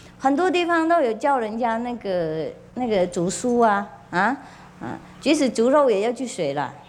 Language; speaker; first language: Chinese; non-native, fluent; Vietnamese